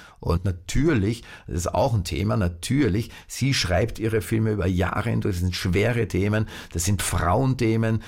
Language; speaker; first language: German; native; German